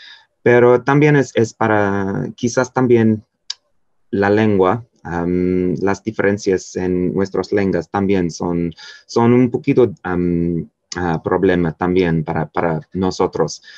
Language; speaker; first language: Spanish; non-native, fluent; English